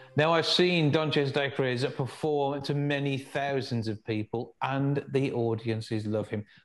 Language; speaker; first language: English; native; English